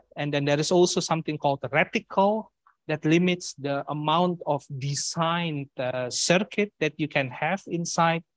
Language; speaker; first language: English; non-native, fluent; Indonesian